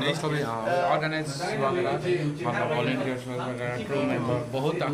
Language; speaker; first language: Hindi; non-native, local second language; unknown